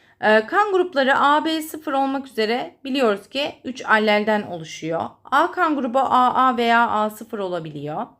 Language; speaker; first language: Turkish; native; Turkish